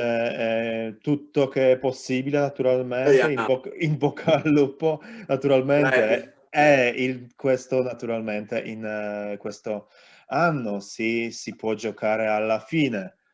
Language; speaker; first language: Italian; non-native, learner; Polish